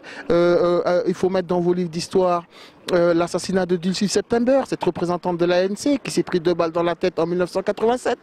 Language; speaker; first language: French; non-native, local second language; Wolof